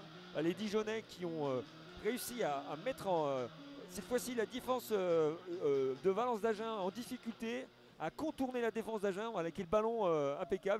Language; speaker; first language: French; native; French